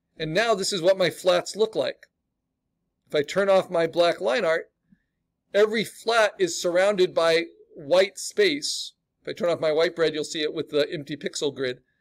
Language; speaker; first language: English; native; English